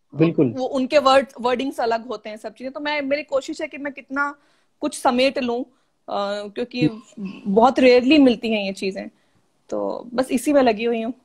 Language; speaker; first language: Hindi; non-native, local second language; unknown